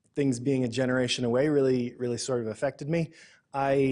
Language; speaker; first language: English; native; English